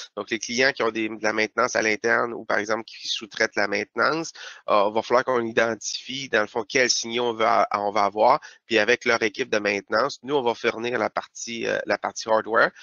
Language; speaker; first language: French; native; French